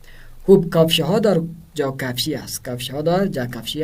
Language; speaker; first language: Persian; non-native, fluent; Urdu